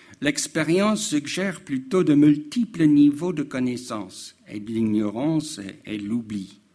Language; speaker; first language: French; non-native, fluent; English